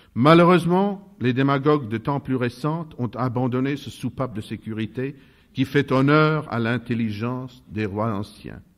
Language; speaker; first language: French; non-native, fluent; Russian